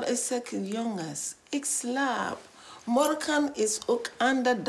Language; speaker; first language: Dutch; non-native, learner; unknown